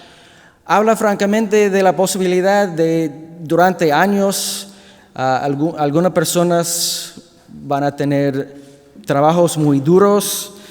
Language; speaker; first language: Spanish; non-native, fluent; English